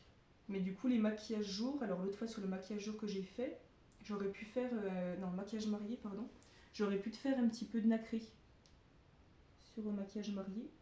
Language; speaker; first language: French; native; French